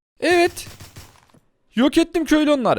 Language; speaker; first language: Turkish; native; Turkish